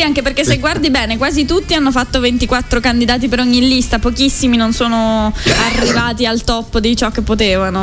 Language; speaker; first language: Italian; native; Italian